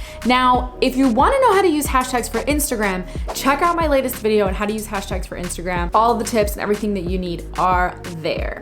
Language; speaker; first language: English; native; English